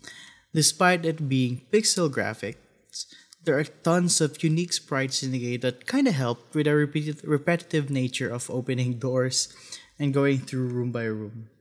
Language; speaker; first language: English; non-native, fluent; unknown